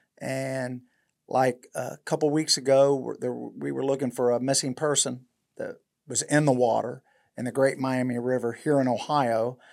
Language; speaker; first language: English; native; English